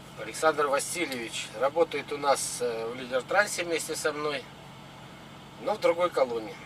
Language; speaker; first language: Russian; native; Russian